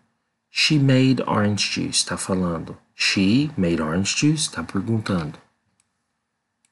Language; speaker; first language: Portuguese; non-native, learner; English